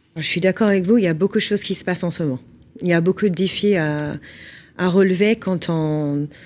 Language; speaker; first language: French; non-native, fluent; English